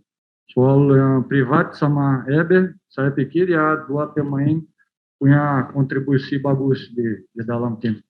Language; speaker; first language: Indonesian; non-native, fluent; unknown